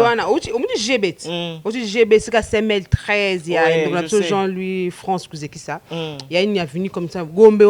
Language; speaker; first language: French; non-native, local second language; Lingala